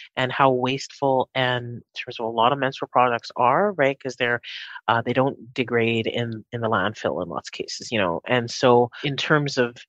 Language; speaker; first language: English; native; English